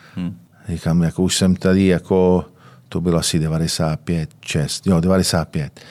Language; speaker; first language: Czech; non-native, fluent; Italian